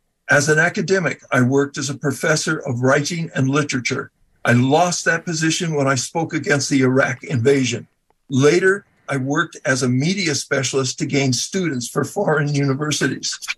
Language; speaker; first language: English; native; English